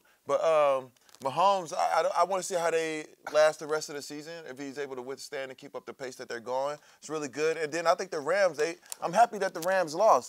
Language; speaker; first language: English; native; English